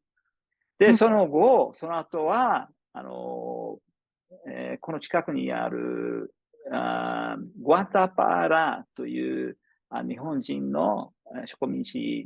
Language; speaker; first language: Japanese; non-native, fluent; English